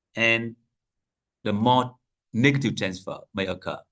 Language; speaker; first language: English; non-native, fluent; Vietnamese